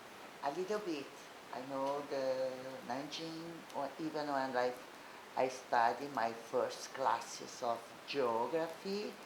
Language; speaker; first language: English; non-native, learner; Portuguese